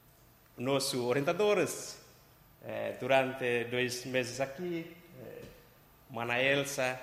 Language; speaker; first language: Portuguese; non-native, local second language; Tetum